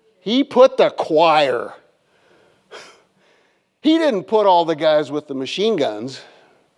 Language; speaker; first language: English; native; English